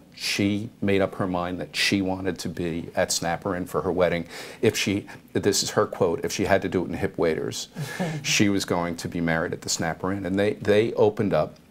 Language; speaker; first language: English; native; English